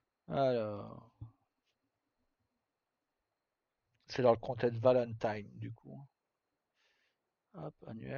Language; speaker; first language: French; native; French